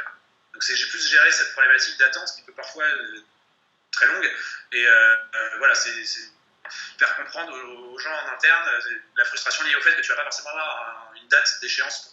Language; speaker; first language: French; native; French